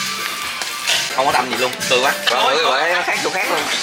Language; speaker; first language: Vietnamese; native; Vietnamese